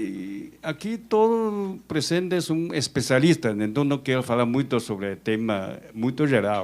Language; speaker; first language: Spanish; non-native, fluent; Chinese